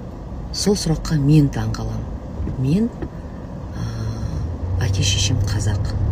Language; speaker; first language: Kazakh; non-native, local second language; Russian